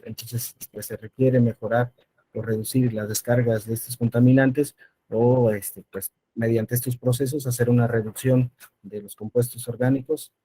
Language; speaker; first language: Spanish; native; Spanish